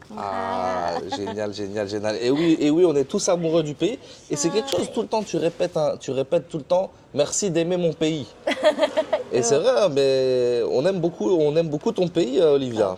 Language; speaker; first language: French; native; French